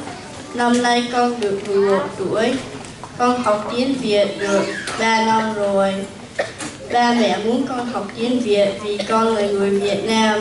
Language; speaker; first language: Vietnamese; early bilingual, heritage; Vietnamese